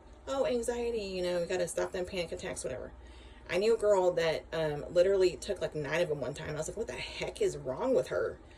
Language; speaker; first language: English; native; English